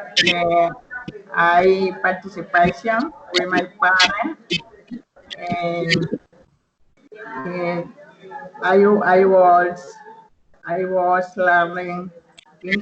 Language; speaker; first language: English; non-native, learner; Spanish